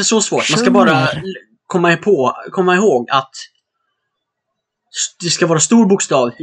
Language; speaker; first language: Swedish; native; Swedish